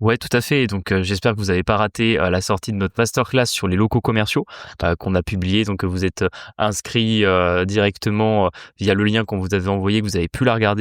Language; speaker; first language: French; native; French